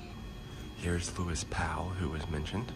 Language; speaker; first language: English; native; English